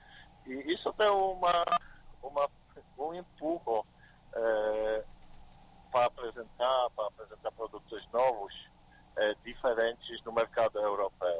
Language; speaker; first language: Portuguese; non-native, learner; Polish